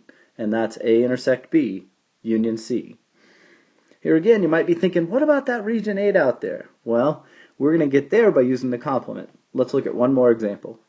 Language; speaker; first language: English; native; English